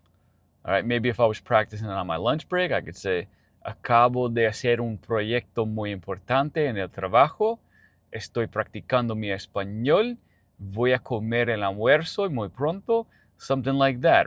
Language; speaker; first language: Spanish; non-native, learner; English